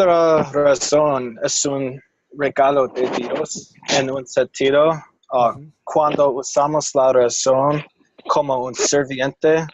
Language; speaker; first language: Spanish; non-native, fluent; English